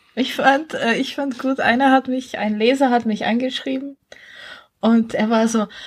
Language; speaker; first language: German; non-native, fluent; Czech